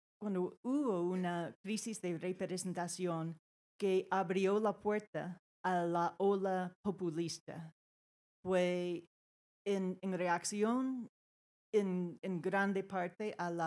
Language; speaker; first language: Spanish; non-native, fluent; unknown